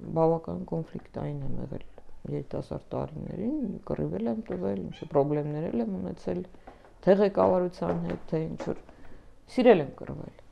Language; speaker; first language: Armenian; native; Armenian